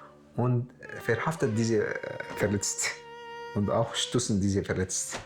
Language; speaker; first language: German; non-native, learner; Arabic